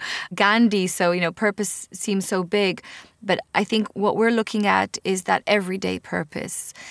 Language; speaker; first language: English; non-native, fluent; Hebrew